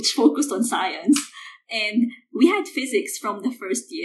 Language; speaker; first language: English; non-native, local second language; Filipino